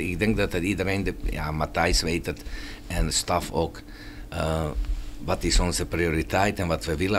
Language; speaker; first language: Dutch; non-native, fluent; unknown